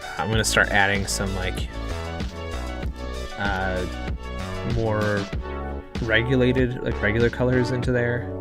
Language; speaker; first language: English; native; English